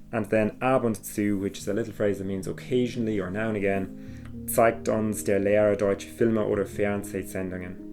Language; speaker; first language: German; non-native, fluent; English